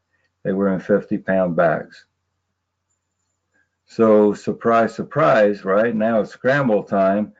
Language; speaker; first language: English; native; English